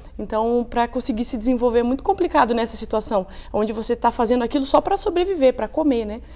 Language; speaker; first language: Portuguese; native; Portuguese